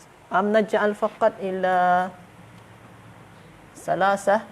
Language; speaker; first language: Arabic; non-native, fluent; Malay